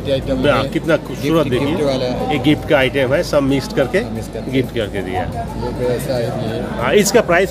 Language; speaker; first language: Hindi; non-native, local second language; Bangla